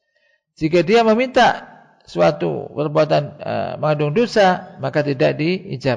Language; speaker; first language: Indonesian; native; Indonesian